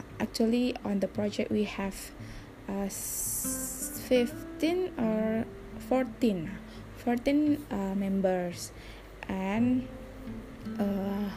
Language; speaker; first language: English; non-native, learner; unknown